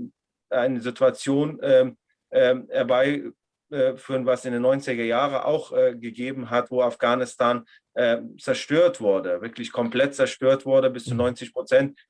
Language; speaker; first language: German; non-native, fluent; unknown